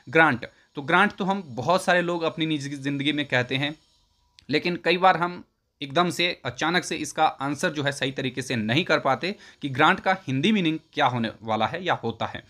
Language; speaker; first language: Hindi; native; Hindi